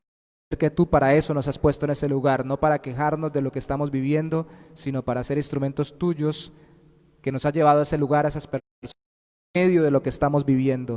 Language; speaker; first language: Spanish; native; Spanish